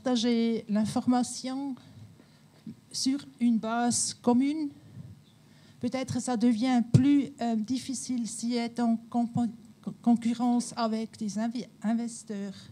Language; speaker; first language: French; non-native, local second language; German